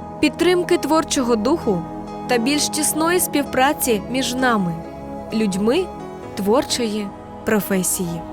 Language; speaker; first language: Ukrainian; native; Ukrainian